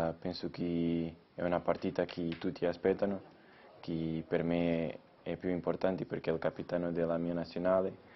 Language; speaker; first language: Italian; non-native, fluent; Portuguese